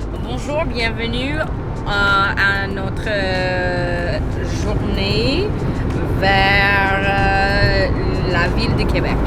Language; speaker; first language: French; non-native, local second language; English